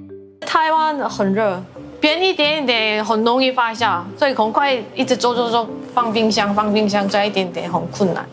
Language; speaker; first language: Chinese; non-native, learner; Korean